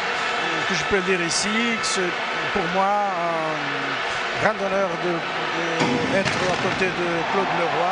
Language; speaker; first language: French; non-native, fluent; Portuguese